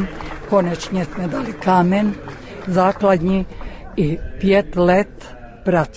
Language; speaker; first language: Czech; early bilingual, heritage; Czech